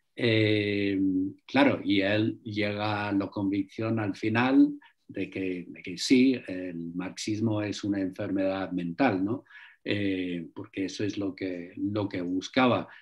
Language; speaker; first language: Spanish; non-native, fluent; English